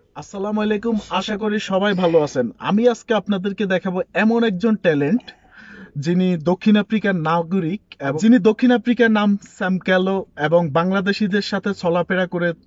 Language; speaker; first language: Bangla; native; Bangla